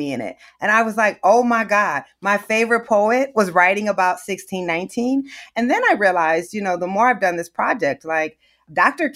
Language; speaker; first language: English; native; English